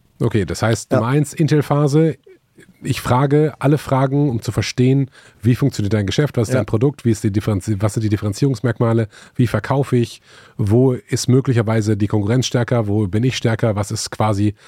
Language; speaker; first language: German; native; German